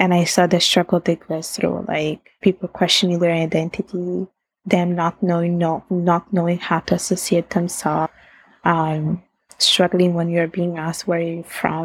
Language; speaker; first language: English; non-native, fluent; Italian